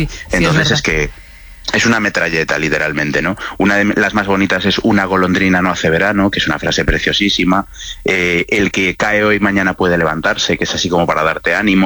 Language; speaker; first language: Spanish; native; Spanish